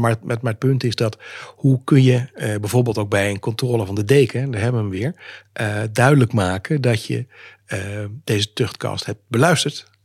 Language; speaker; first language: Dutch; native; Dutch